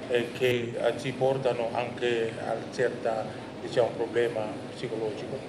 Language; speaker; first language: Italian; non-native, learner; Indonesian